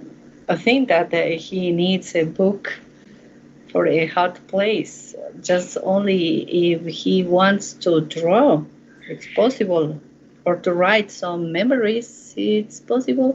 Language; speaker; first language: English; non-native, learner; Spanish